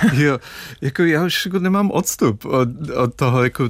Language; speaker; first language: Czech; non-native, fluent; English